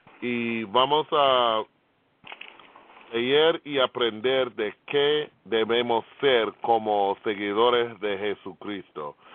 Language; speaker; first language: Spanish; non-native, fluent; English